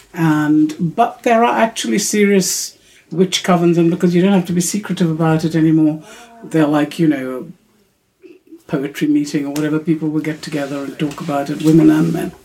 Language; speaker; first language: English; non-native, local second language; Urdu